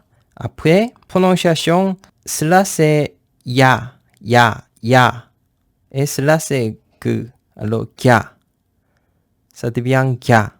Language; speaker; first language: French; non-native, fluent; Korean